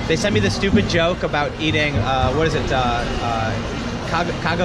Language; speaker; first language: English; native; English